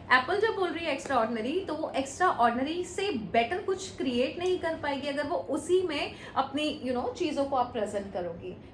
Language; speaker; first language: Hindi; native; Hindi